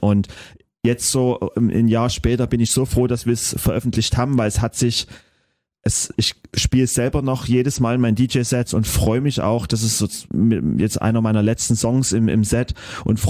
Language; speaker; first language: German; native; German